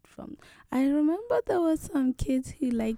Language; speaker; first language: English; non-native, local second language; Tswana